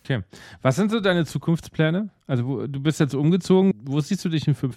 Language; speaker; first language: German; native; German